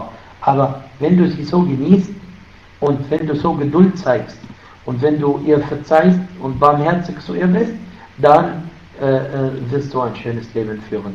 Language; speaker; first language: German; non-native, fluent; Arabic